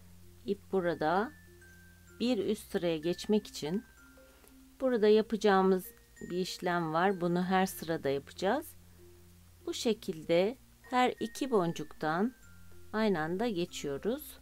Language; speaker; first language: Turkish; native; Turkish